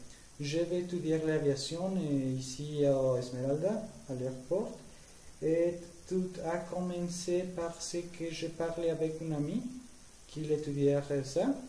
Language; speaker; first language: French; non-native, learner; Spanish